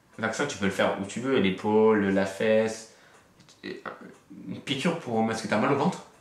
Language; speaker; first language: French; native; French